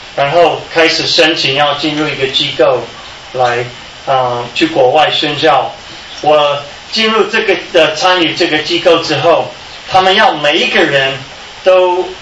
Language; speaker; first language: Chinese; non-native, fluent; English